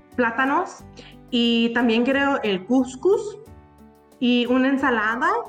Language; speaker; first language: Spanish; non-native, learner; English